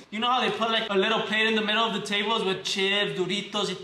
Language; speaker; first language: English; non-native, fluent; Spanish